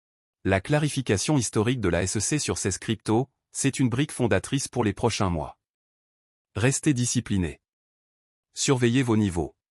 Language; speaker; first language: French; native; French